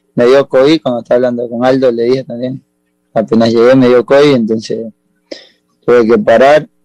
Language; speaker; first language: Spanish; native; Spanish